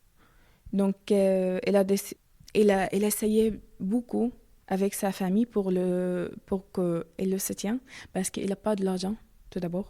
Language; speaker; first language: French; non-native, learner; Arabic